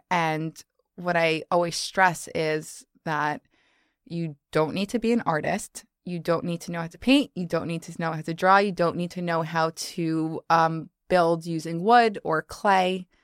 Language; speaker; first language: English; native; English